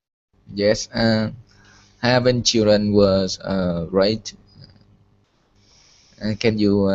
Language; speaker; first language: English; non-native, learner; Vietnamese